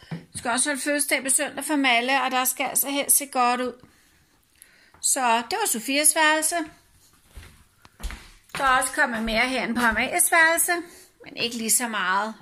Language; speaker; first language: Danish; native; Danish